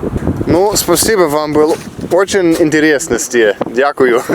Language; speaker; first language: Russian; non-native, learner; English